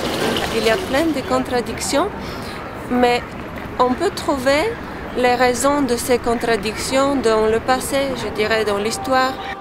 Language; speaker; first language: French; non-native, fluent; Bulgarian